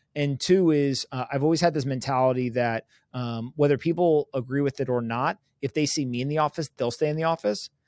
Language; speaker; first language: English; native; English